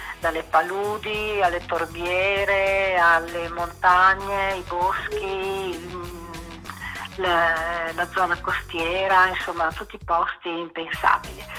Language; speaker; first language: Italian; native; Italian